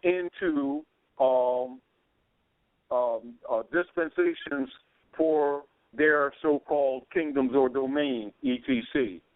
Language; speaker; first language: English; native; English